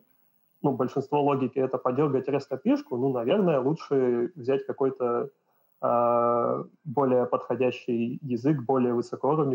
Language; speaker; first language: Russian; native; Russian